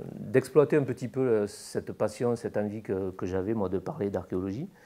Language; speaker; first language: French; native; French